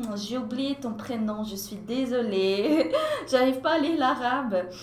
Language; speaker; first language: French; non-native, fluent; Portuguese